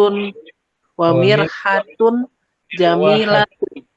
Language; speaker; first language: Arabic; non-native, learner; Indonesian